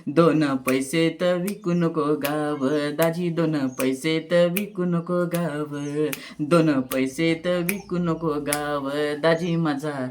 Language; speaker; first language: Marathi; native; Marathi